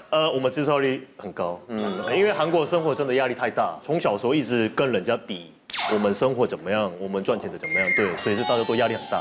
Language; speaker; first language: Chinese; non-native, fluent; Korean